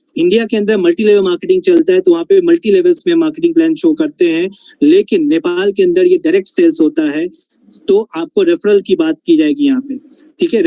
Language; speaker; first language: Hindi; non-native, local second language; Bangla